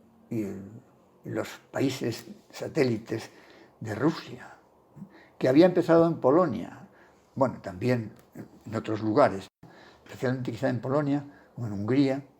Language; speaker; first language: Spanish; native; Spanish